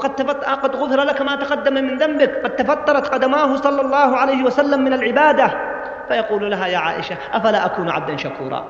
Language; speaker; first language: Arabic; native; Arabic